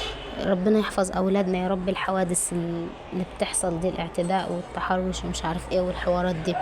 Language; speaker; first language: Arabic; native; Arabic